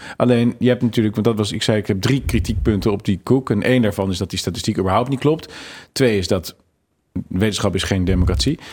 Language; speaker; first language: Dutch; native; Dutch